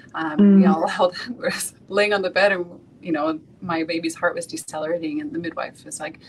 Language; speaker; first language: English; native; English